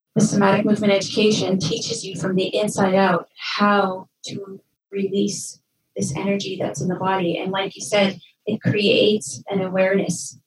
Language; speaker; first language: English; native; English